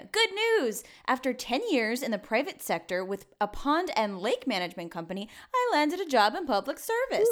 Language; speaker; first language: English; early bilingual, other home language; Spanish